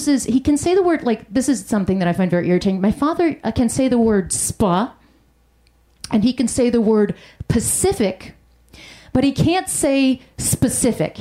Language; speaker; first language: English; native; English